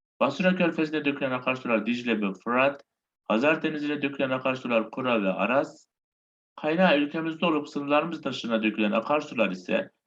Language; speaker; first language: Turkish; native; Turkish